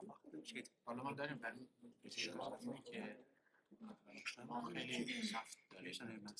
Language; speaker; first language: Persian; non-native, learner; Kurdish